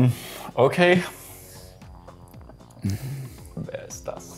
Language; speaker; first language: German; non-native, learner; Danish